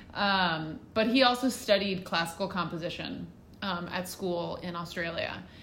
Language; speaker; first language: English; native; English